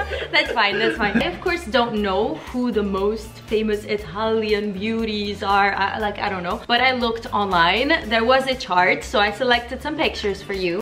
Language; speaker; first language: English; non-native, fluent; Italian